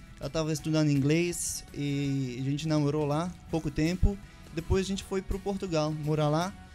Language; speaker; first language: Portuguese; non-native, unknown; Dutch